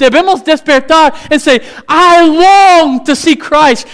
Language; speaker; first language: English; native; English